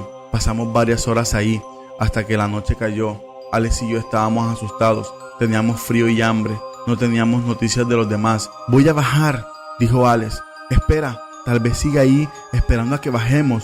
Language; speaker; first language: Spanish; native; Spanish